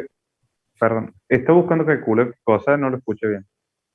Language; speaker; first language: Spanish; native; Spanish